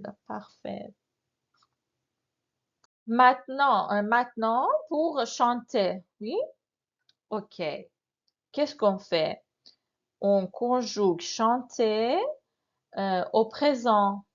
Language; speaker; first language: French; non-native, fluent; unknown